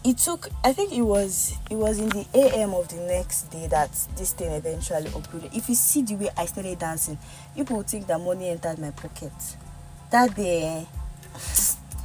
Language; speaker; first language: English; non-native, local second language; Yoruba